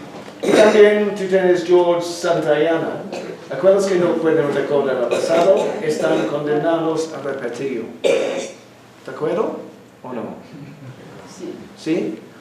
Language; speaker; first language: Spanish; non-native, learner; English